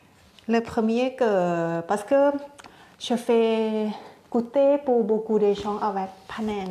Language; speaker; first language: French; non-native, learner; Thai